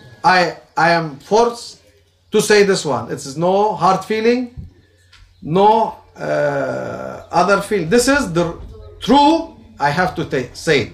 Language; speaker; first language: English; non-native, fluent; Turkish